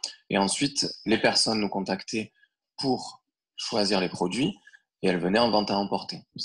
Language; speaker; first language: French; native; French